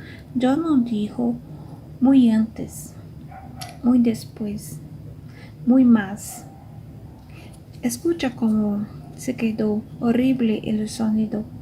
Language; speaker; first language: Spanish; non-native, fluent; Portuguese